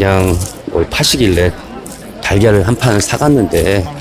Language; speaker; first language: Korean; native; Korean